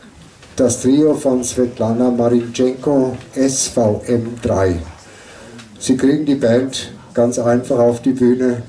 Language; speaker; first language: German; native; German